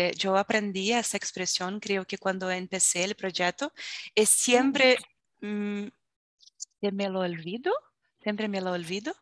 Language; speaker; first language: Spanish; non-native, fluent; Portuguese